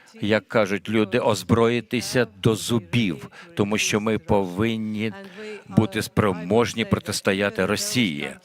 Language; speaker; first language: Ukrainian; non-native, fluent; Latvian